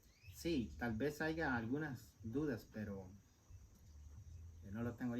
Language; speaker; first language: Spanish; non-native, local second language; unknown